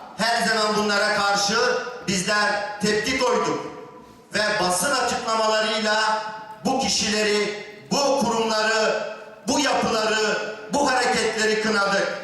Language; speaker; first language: Turkish; native; Turkish